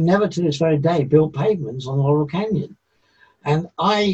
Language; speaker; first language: English; native; English